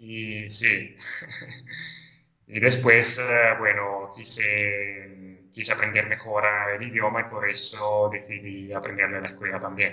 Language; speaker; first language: Spanish; non-native, fluent; Italian